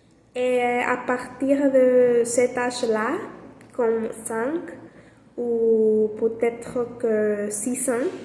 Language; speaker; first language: French; non-native, learner; Spanish